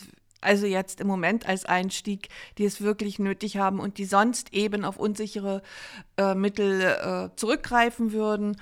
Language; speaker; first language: German; native; German